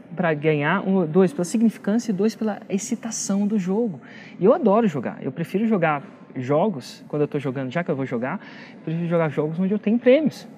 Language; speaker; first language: Portuguese; native; Portuguese